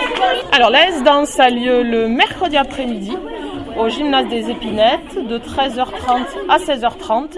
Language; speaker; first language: French; native; French